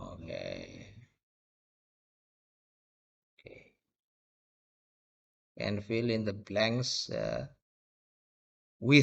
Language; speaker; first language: English; non-native, fluent; Indonesian